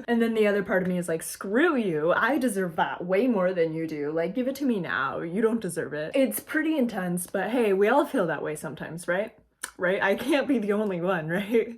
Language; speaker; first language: English; native; English